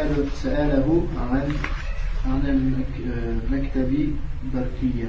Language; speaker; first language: Arabic; non-native, learner; French